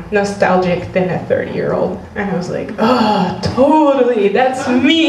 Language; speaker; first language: English; non-native, fluent; French